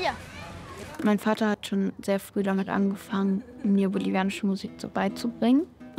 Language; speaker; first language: German; native; German